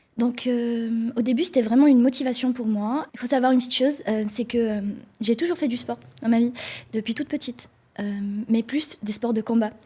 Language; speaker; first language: French; non-native, local second language; Arabic